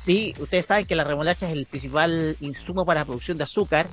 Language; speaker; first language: Spanish; native; Spanish